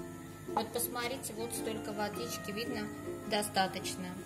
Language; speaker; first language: Russian; non-native, fluent; Armenian